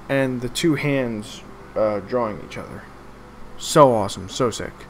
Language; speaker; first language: English; native; English